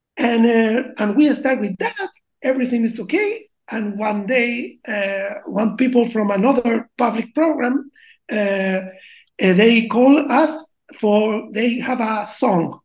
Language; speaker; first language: English; non-native, learner; Spanish